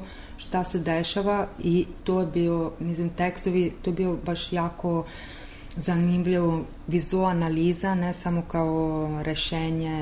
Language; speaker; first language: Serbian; non-native, learner; Italian